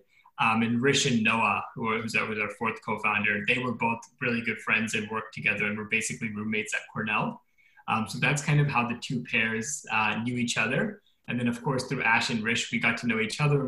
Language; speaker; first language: English; native; English